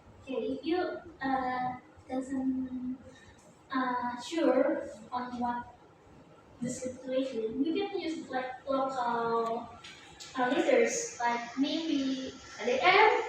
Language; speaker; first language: English; non-native, fluent; Indonesian